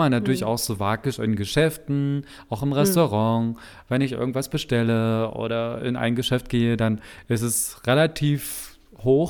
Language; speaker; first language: German; native; German